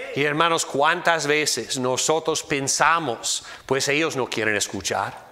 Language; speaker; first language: Spanish; non-native, fluent; English